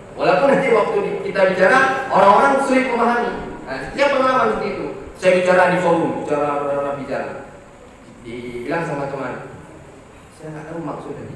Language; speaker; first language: Indonesian; non-native, local second language; Achinese